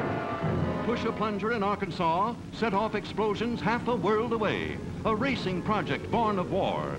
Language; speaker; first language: English; native; English